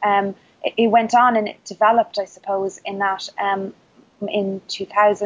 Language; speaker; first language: English; native; English